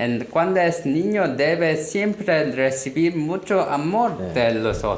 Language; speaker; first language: Spanish; non-native, learner; Korean